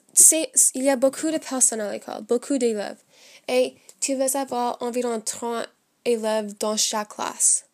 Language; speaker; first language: French; non-native, fluent; English